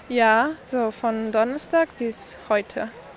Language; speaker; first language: German; non-native, learner; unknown